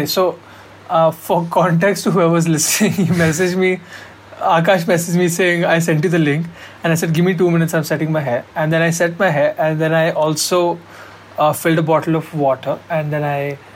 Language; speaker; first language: English; non-native, local second language; Hindi